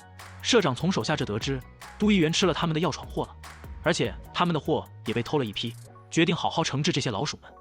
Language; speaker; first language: Chinese; native; Chinese